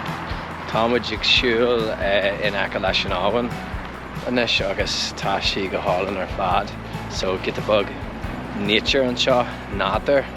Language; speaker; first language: Irish; non-native, local second language; English